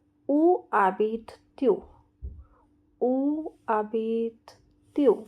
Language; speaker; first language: French; non-native, fluent; Hindi